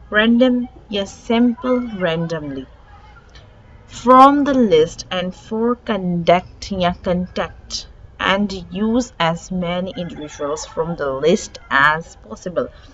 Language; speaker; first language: English; non-native, local second language; Urdu